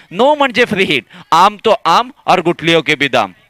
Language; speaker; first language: Hindi; non-native, local second language; Marathi